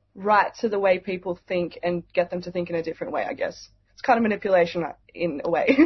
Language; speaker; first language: English; native; English